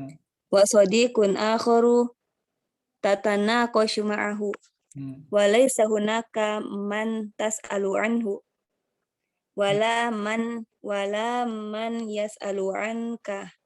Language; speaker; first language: Arabic; non-native, learner; Indonesian